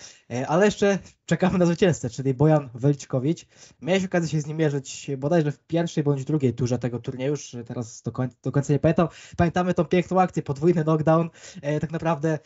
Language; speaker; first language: Polish; native; Polish